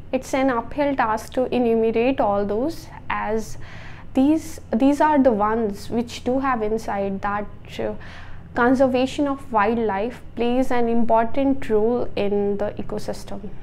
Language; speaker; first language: English; non-native, local second language; Punjabi